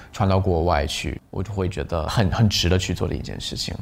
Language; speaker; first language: Chinese; non-native, fluent; English